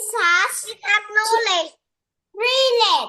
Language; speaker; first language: English; non-native, learner; Vietnamese